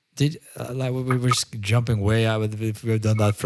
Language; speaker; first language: English; non-native, fluent; Norwegian